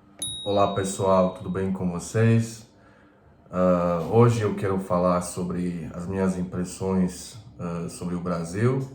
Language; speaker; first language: Portuguese; non-native, fluent; Croatian